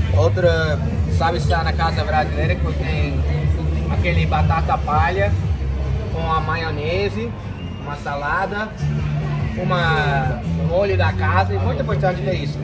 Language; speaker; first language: Portuguese; non-native, fluent; English